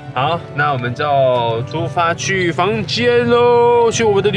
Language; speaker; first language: Chinese; native; Chinese